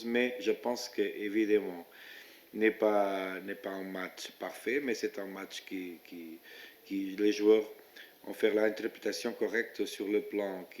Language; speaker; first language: French; non-native, fluent; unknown